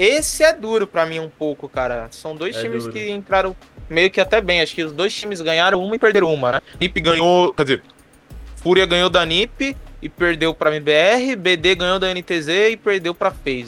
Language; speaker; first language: Portuguese; native; Portuguese